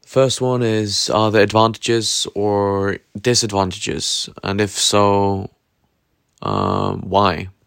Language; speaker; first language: English; non-native, fluent; Norwegian